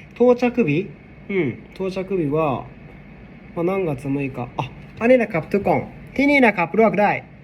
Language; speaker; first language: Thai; non-native, learner; Japanese